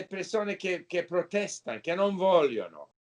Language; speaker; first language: Italian; non-native, learner; English